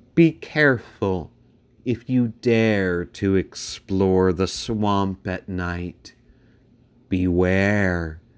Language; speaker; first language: English; native; English